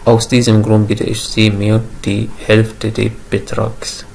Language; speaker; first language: German; non-native, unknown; Arabic